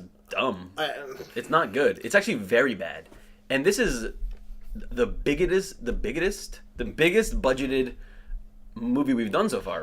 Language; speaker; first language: English; native; English